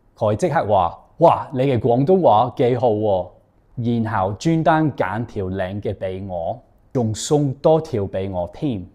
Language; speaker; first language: Cantonese; non-native, fluent; English